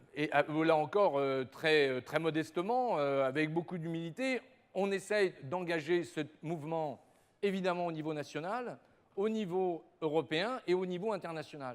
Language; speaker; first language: French; native; French